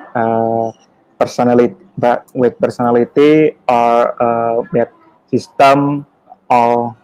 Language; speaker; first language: English; non-native, learner; Indonesian